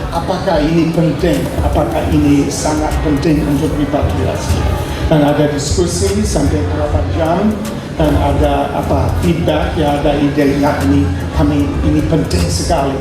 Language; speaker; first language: Indonesian; non-native, fluent; English